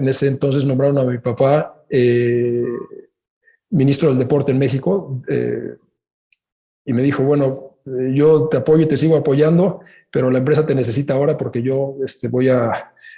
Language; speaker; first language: Spanish; native; Spanish